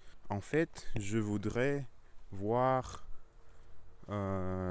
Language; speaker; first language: French; non-native, learner; Russian